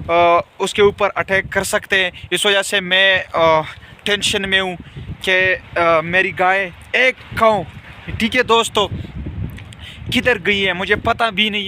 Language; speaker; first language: Hindi; non-native, local second language; Pashto